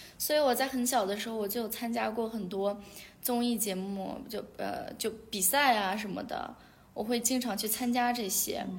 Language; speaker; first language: Chinese; non-native, local second language; Uyghur